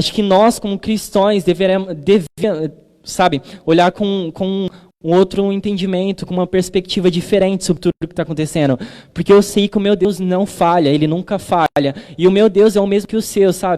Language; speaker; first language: Portuguese; native; Portuguese